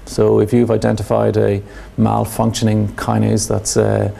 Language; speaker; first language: English; native; English